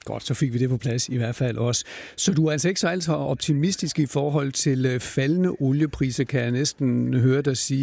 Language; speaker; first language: Danish; native; Danish